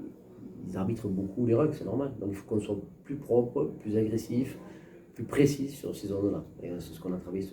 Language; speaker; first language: French; native; French